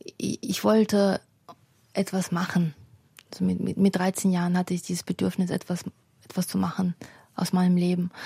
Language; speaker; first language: German; non-native, fluent; Russian